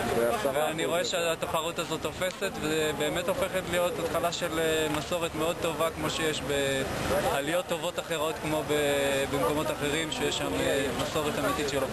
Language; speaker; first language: Hebrew; native; Hebrew